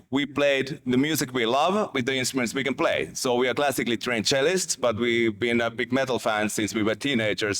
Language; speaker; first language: English; non-native, fluent; Finnish